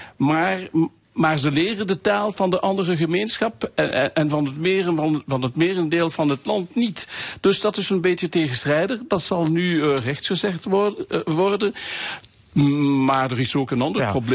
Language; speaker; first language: Dutch; non-native, local second language; French